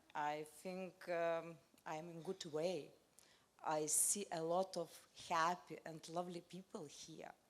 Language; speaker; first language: English; non-native, learner; Lithuanian